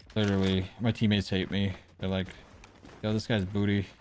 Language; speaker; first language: English; native; English